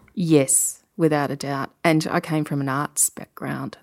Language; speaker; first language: English; native; English